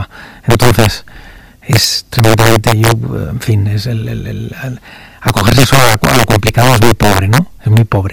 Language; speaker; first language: Spanish; native; Spanish